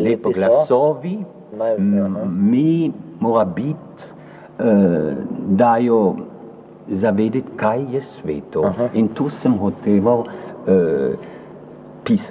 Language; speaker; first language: Slovenian; early bilingual, heritage; French